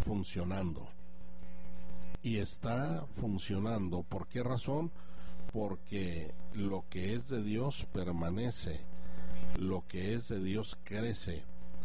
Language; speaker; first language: Spanish; native; Spanish